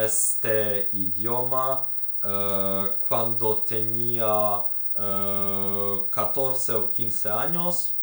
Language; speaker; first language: Spanish; non-native, learner; Ukrainian